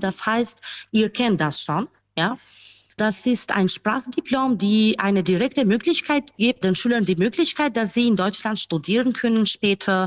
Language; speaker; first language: German; non-native, fluent; Albanian